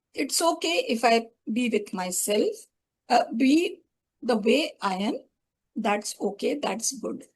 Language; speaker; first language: English; non-native, local second language; Hindi